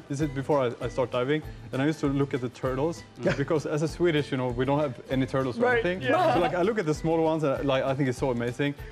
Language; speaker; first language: English; non-native, fluent; Swedish